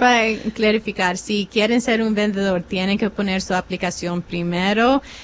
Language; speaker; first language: Spanish; non-native, fluent; English